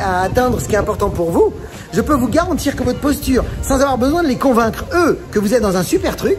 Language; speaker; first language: French; native; French